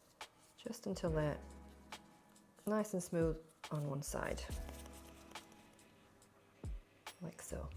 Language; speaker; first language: English; native; English